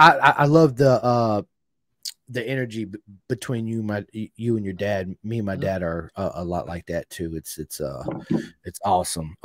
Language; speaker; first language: English; native; English